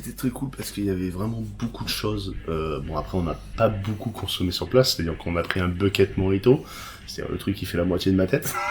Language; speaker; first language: French; native; French